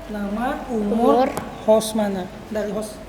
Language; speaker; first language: Indonesian; native; Indonesian